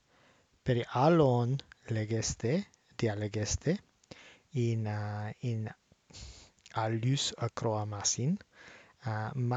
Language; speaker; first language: Greek; non-native, learner; English